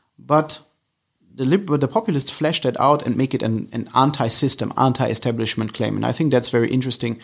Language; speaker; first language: English; non-native, fluent; German